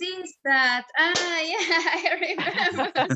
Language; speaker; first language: English; non-native, learner; Spanish